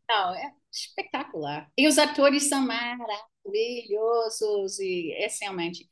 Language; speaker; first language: Portuguese; non-native, fluent; English